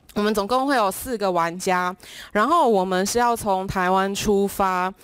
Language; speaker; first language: Chinese; native; Chinese